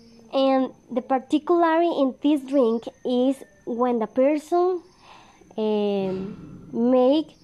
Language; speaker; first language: English; non-native, learner; Spanish